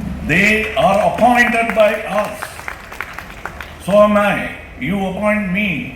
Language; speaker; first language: Malayalam; non-native, local second language; Tamil